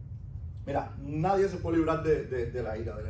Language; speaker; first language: Spanish; native; Spanish